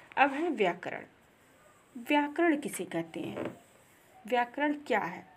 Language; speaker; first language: Hindi; native; Hindi